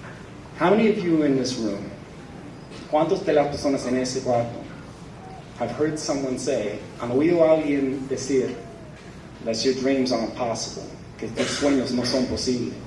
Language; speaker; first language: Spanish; non-native, fluent; English